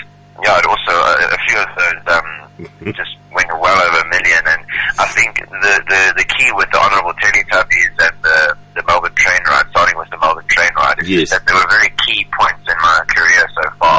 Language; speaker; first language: English; native; English